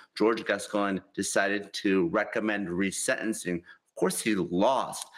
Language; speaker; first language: English; native; English